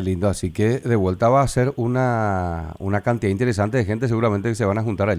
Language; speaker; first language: Spanish; native; Spanish